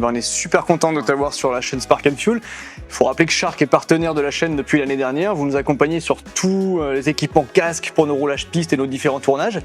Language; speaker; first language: French; native; French